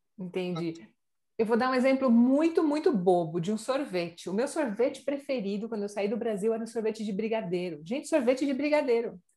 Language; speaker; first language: Portuguese; native; Portuguese